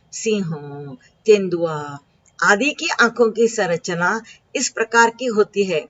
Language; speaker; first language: Hindi; non-native, local second language; Marathi